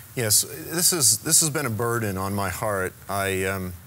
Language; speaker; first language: English; native; English